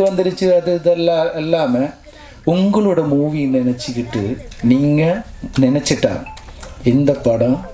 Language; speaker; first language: Tamil; non-native, local second language; Malayalam